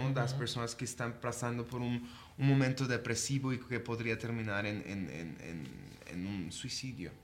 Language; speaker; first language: Portuguese; non-native, fluent; Spanish